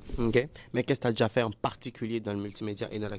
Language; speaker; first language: French; native; French